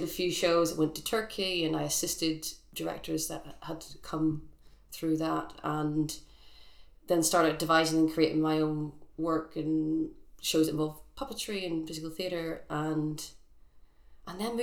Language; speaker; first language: English; native; English